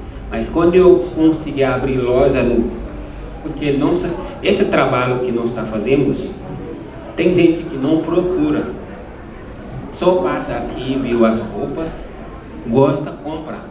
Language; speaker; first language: Portuguese; non-native, learner; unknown